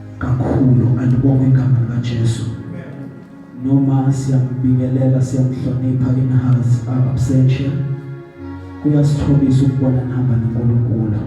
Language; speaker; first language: Zulu; native; Zulu